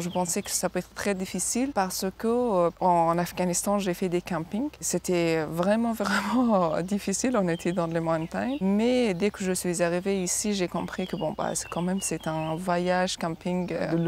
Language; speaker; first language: French; non-native, fluent; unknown